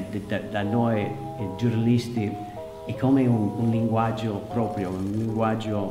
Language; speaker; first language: Italian; non-native, learner; English